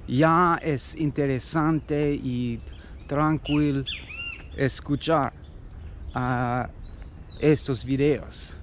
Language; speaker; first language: Spanish; non-native, learner; English